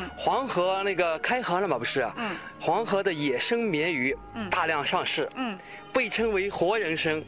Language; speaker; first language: Chinese; native; Chinese